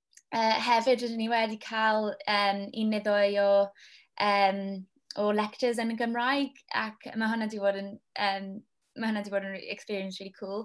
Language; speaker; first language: Welsh; non-native, local second language; English